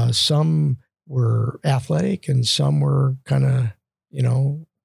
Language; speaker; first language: English; native; English